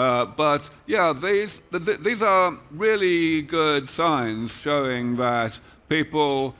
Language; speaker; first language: English; native; English